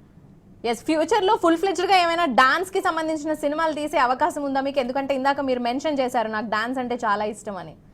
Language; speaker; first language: Telugu; native; Telugu